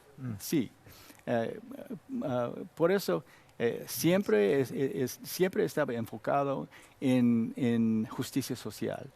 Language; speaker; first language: Spanish; non-native, learner; Korean